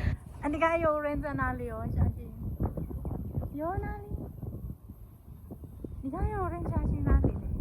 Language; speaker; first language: Chinese; non-native, learner; Filipino